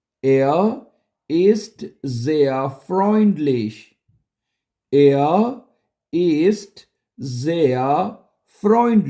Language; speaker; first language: German; non-native, local second language; Urdu